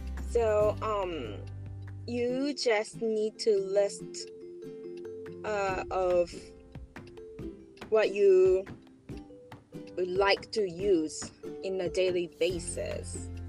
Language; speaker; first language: English; non-native, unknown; Japanese